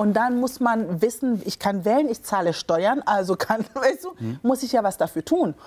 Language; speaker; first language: German; early bilingual, other home language; Akan